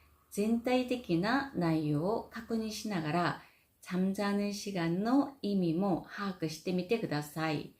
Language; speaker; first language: Japanese; non-native, fluent; Korean